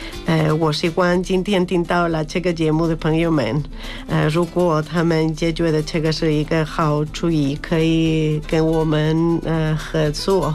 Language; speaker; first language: Chinese; non-native, learner; Spanish